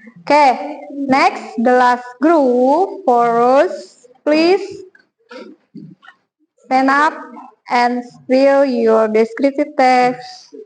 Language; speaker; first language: English; non-native, learner; Indonesian